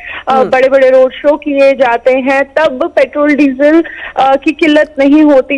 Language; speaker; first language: Hindi; native; Hindi